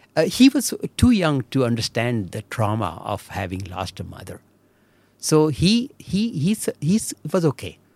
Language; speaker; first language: English; non-native, local second language; Marathi